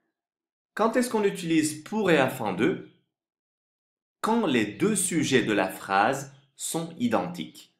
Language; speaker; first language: French; non-native, fluent; Turkish